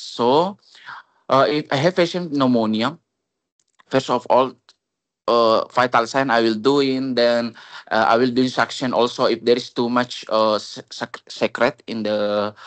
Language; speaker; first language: English; non-native, learner; Indonesian